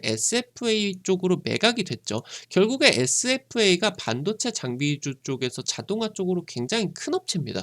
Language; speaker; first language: Korean; native; Korean